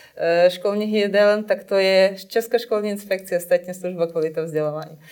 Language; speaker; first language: Czech; non-native, fluent; Russian